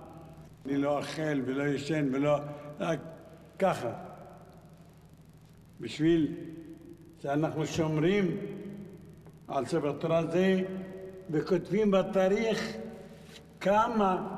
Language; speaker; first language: Hebrew; non-native, local second language; Arabic